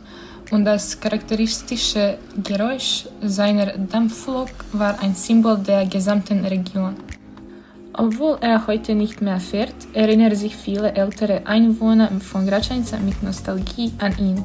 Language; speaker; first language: German; non-native, learner; Bosnian